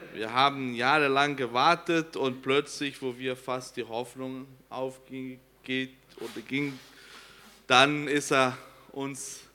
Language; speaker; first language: German; non-native, fluent; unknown